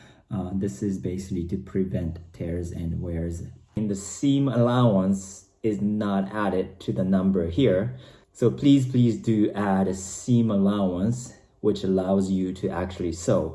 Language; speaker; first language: English; non-native, fluent; Japanese